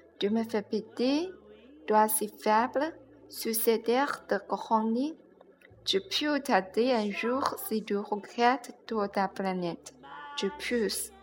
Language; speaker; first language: French; non-native, learner; Chinese